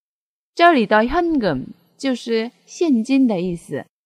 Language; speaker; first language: Chinese; non-native, fluent; Korean